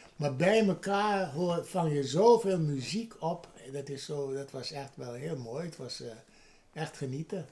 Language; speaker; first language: Dutch; native; Dutch